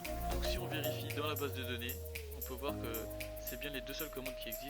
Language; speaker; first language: French; native; French